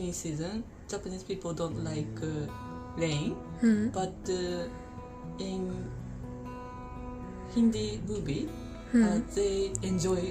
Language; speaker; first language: English; non-native, learner; Japanese